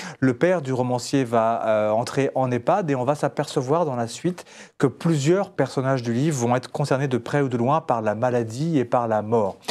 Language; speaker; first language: French; native; French